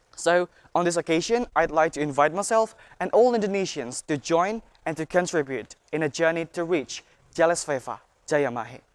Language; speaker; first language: English; non-native, learner; Indonesian